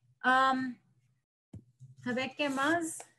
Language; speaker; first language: Portuguese; non-native, learner; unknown